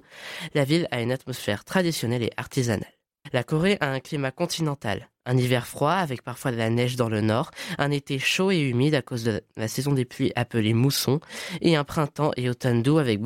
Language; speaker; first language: French; native; French